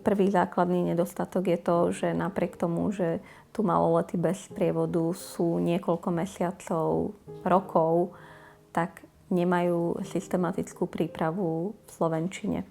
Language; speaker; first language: Slovak; native; Slovak